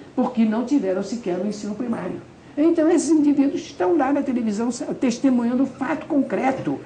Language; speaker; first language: Portuguese; native; Portuguese